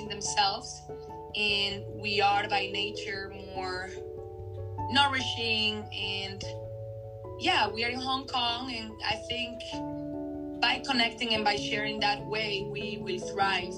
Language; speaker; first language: English; non-native, fluent; Spanish